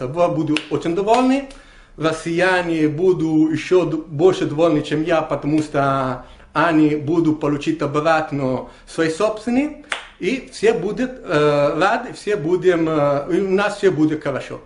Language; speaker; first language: Russian; non-native, learner; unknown